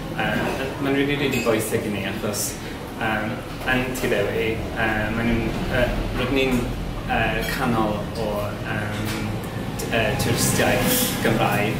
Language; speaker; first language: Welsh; non-native, learner; English